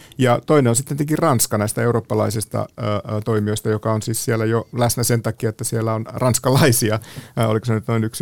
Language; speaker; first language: Finnish; native; Finnish